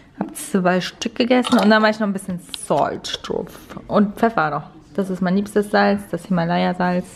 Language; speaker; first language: German; native; German